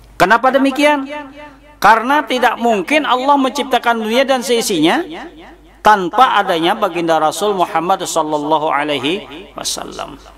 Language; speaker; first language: Indonesian; non-native, local second language; Banjar